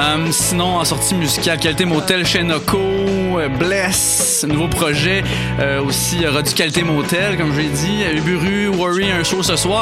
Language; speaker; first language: French; native; French